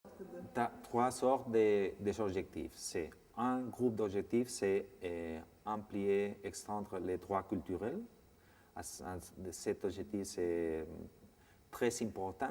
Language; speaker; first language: French; non-native, fluent; Spanish